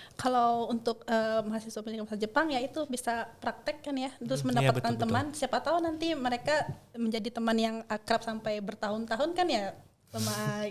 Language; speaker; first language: Indonesian; non-native, fluent; Japanese